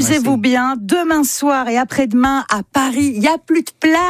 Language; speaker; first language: French; native; French